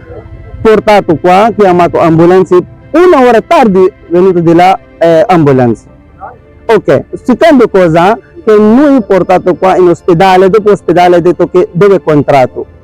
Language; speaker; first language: Italian; non-native, learner; Urdu